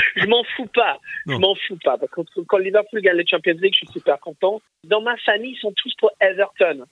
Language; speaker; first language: French; early bilingual, other home language; English